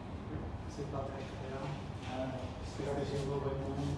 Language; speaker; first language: French; non-native, learner; Khmer